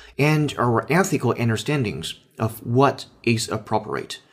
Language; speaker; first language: English; non-native, fluent; Chinese